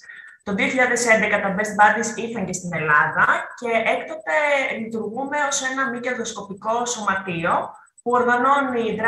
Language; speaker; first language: Greek; native; Greek